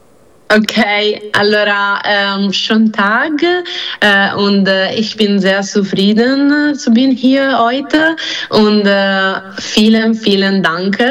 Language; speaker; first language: German; non-native, learner; Italian